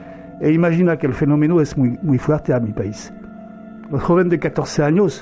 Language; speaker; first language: Spanish; non-native, fluent; French